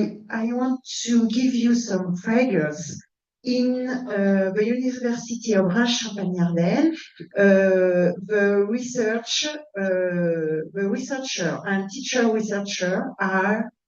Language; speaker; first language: English; non-native, fluent; French